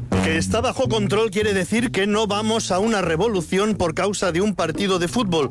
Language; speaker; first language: Spanish; native; Spanish